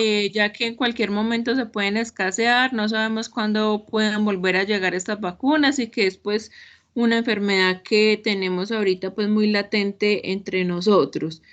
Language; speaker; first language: Spanish; native; Spanish